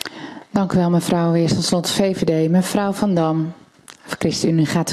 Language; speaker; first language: Dutch; native; Dutch